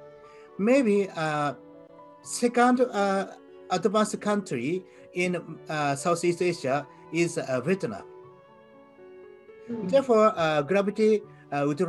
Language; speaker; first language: English; non-native, learner; Japanese